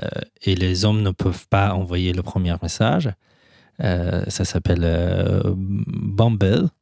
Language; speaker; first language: French; non-native, fluent; Persian